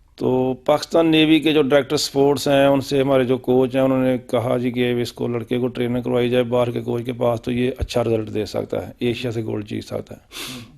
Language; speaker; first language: Urdu; non-native, local second language; Punjabi